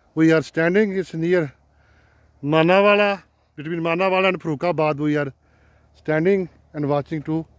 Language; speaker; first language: Urdu; non-native, local second language; Punjabi